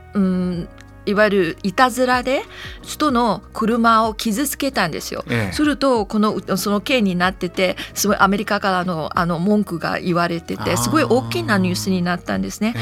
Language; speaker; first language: Japanese; non-native, fluent; Chinese